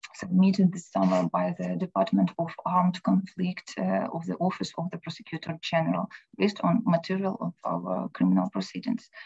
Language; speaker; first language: English; non-native, learner; Ukrainian